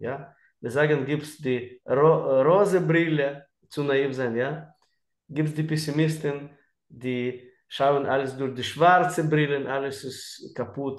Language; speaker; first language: German; non-native, learner; Russian